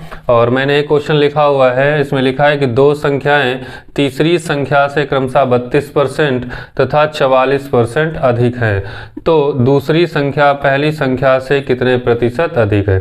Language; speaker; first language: Hindi; native; Hindi